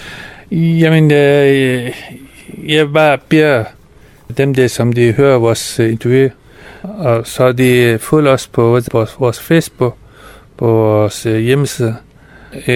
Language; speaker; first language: Danish; non-native, fluent; Persian